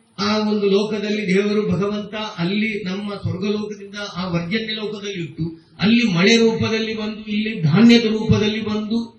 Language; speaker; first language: Kannada; non-native, local second language; Konkani